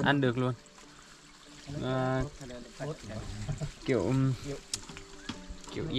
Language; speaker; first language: Vietnamese; non-native, local second language; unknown